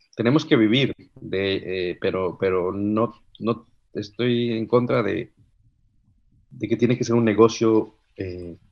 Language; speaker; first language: Spanish; native; Spanish